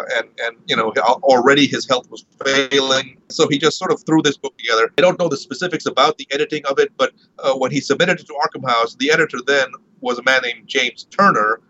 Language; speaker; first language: English; early bilingual, other home language; Marathi